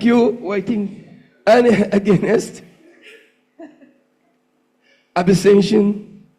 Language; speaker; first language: English; non-native, learner; Arabic